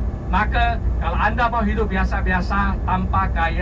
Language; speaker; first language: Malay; non-native, local second language; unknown